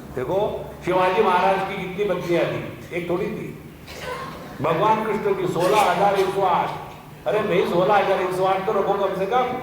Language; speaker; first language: Hindi; non-native, local second language; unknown